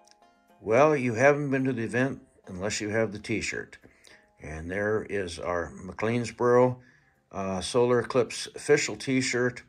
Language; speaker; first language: English; native; English